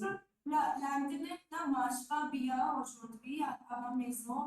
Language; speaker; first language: French; non-native, learner; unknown